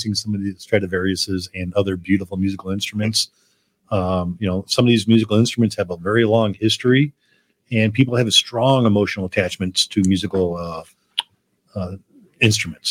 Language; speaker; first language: English; native; English